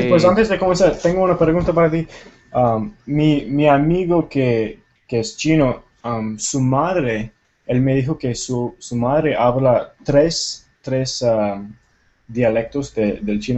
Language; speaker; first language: Spanish; non-native, fluent; Tamil